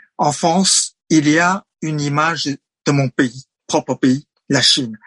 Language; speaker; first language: French; non-native, fluent; Chinese